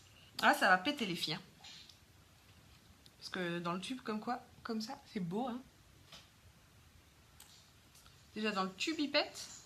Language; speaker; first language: French; native; French